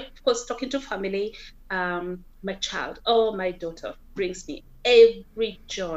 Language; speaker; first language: English; non-native, local second language; Kikuyu